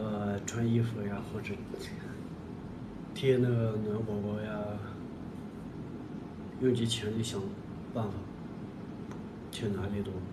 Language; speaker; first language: Chinese; non-native, local second language; Tibetan